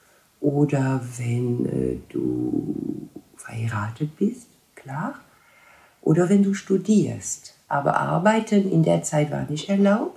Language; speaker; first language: German; non-native, fluent; French